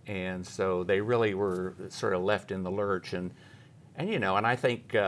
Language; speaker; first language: English; native; English